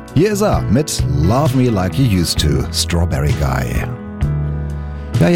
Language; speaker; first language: German; native; German